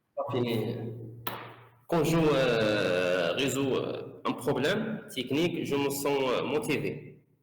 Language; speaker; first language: French; non-native, learner; Arabic